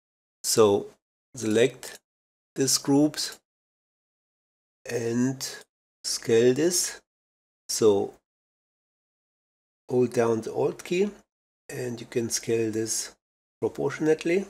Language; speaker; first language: English; non-native, fluent; German